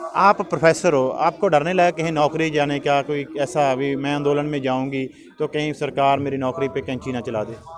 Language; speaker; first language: Hindi; non-native, local second language; Punjabi